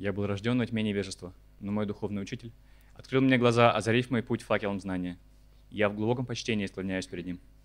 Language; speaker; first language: Russian; native; Russian